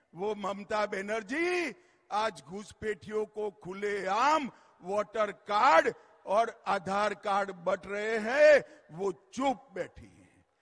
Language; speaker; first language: Hindi; non-native, local second language; Gujarati